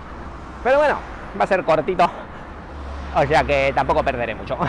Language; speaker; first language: Spanish; native; Spanish